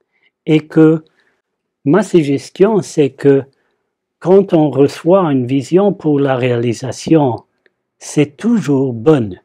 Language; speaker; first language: French; non-native, fluent; English